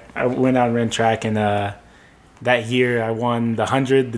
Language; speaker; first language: English; native; English